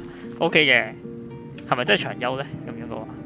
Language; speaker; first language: Chinese; native; Chinese